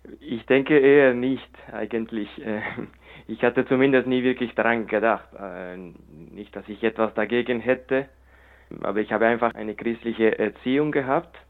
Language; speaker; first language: German; non-native, local second language; Italian